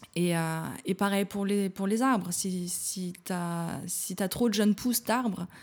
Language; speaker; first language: French; native; French